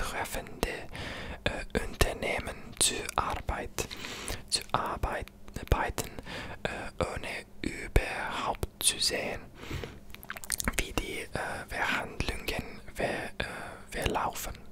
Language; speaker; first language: German; non-native, learner; English